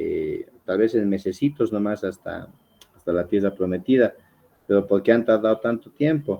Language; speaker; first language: Spanish; native; Spanish